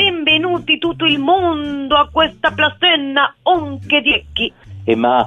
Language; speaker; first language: Italian; non-native, learner; Spanish